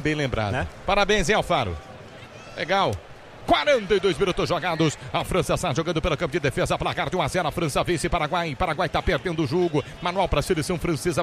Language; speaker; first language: Portuguese; native; Portuguese